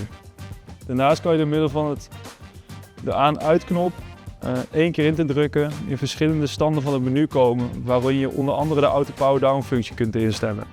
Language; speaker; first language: Dutch; native; Dutch